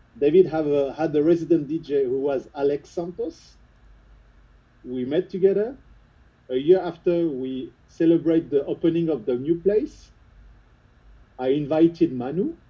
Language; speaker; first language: English; non-native, fluent; French